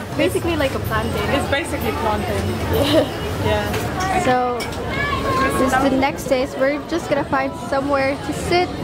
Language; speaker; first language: English; non-native, local second language; Hiligaynon